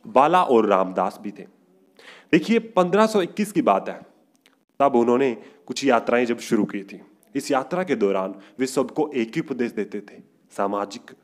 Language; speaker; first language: Hindi; non-native, local second language; Punjabi